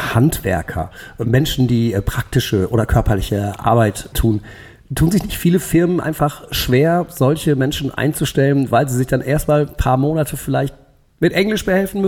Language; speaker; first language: German; native; German